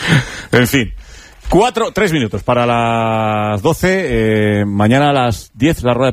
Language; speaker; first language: Spanish; native; Spanish